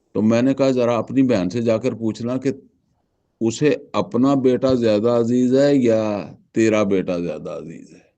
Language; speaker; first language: Urdu; non-native, local second language; Punjabi